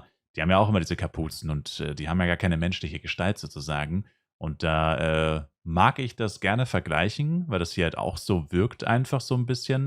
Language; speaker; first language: German; native; German